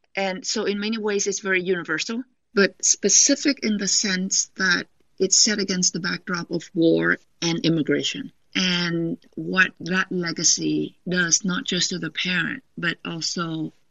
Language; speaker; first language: English; non-native, fluent; Vietnamese